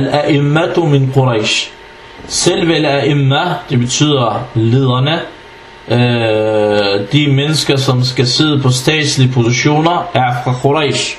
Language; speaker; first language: Danish; non-native, fluent; Arabic